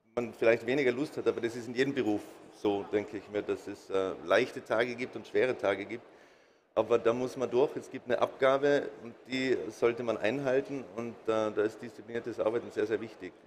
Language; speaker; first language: German; native; German